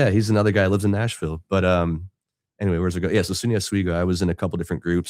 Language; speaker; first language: English; native; English